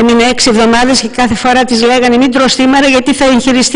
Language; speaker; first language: Greek; native; Greek